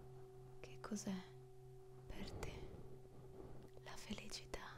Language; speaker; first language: Italian; native; Italian